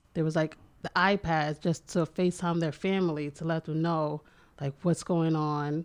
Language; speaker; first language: English; native; English